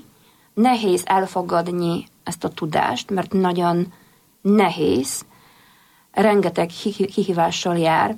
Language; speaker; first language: Hungarian; non-native, fluent; Polish